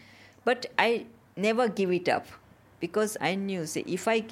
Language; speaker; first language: English; non-native, local second language; Gujarati